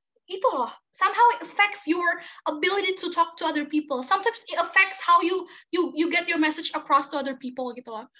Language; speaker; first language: English; non-native, fluent; Indonesian